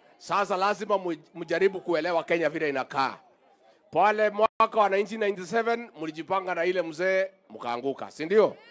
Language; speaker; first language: Swahili; non-native, local second language; Kikuyu